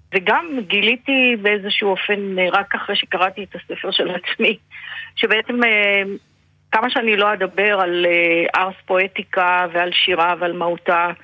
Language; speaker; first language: Hebrew; native; Hebrew